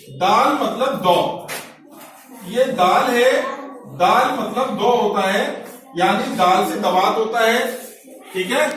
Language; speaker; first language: Hindi; native; Hindi